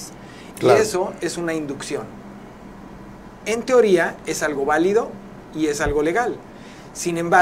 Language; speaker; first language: Spanish; native; Spanish